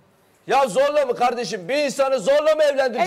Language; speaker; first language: Turkish; native; Turkish